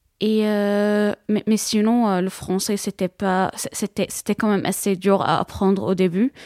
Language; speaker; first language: French; non-native, fluent; Arabic